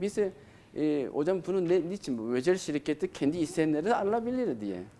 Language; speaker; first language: Turkish; non-native, learner; Korean